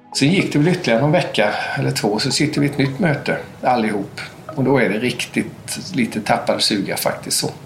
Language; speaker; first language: Swedish; native; Swedish